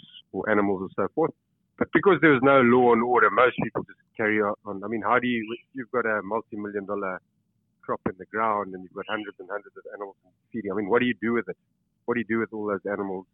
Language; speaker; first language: English; native; English